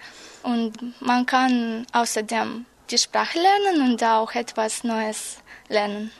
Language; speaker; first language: German; non-native, learner; Romanian